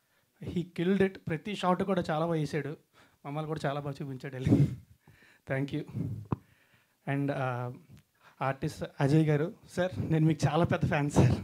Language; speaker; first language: Telugu; native; Telugu